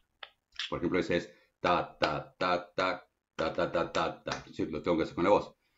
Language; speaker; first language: Spanish; native; Spanish